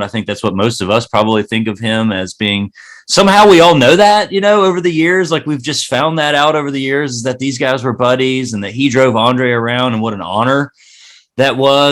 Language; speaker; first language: English; native; English